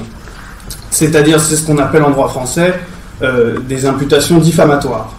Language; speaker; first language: French; native; French